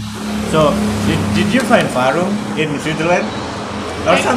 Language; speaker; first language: English; non-native, learner; Indonesian